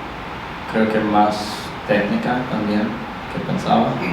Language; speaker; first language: Spanish; non-native, learner; English